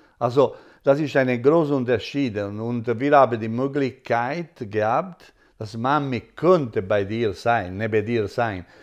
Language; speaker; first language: German; non-native, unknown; Italian